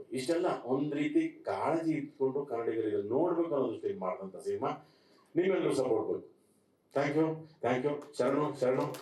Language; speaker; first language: Kannada; native; Kannada